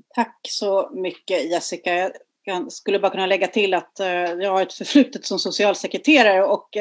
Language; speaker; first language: Swedish; native; Swedish